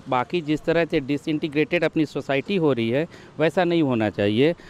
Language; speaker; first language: Hindi; native; Hindi